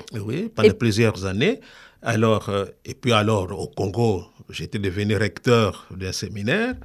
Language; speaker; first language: French; non-native, local second language; Kongo